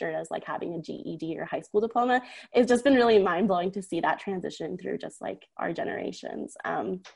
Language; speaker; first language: English; early bilingual, other home language; Persian